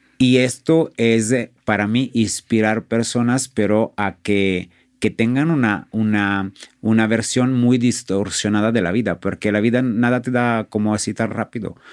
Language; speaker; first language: Spanish; non-native, fluent; Italian